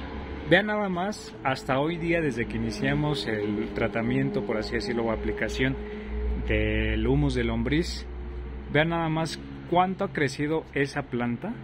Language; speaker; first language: Spanish; native; Spanish